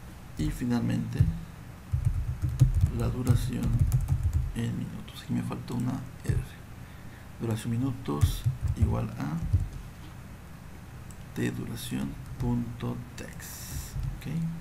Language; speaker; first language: Spanish; native; Spanish